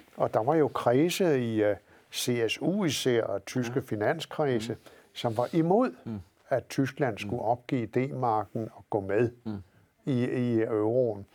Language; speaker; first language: Danish; native; Danish